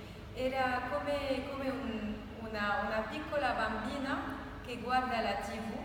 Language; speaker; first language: Italian; non-native, learner; Arabic